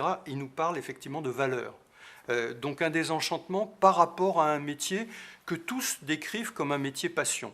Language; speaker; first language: French; native; French